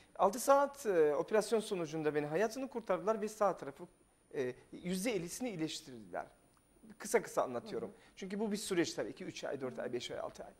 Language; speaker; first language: Turkish; non-native, fluent; Russian